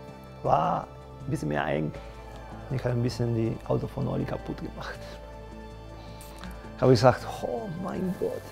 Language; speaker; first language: German; non-native, fluent; Spanish